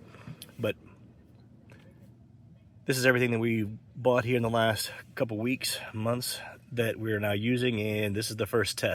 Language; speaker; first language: English; native; English